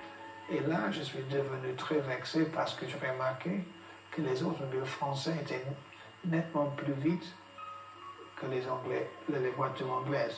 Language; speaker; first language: French; non-native, fluent; English